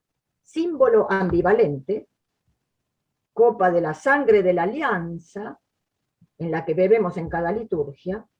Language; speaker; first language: Spanish; native; Spanish